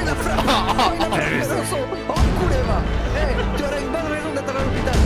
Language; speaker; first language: French; native; French